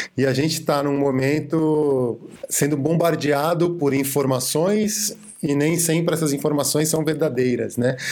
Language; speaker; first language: Portuguese; native; Portuguese